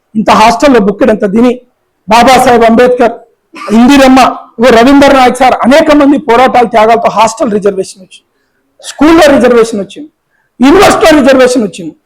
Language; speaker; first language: Telugu; non-native, local second language; Lambadi